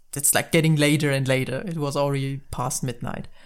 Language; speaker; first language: English; non-native, fluent; German